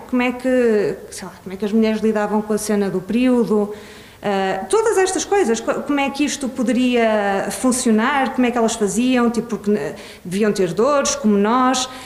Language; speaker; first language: Portuguese; early bilingual, other home language; Swedish